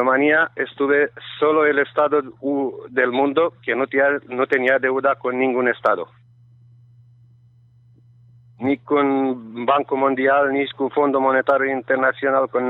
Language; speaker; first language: Spanish; non-native, learner; Romanian